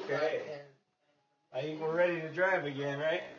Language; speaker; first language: English; native; English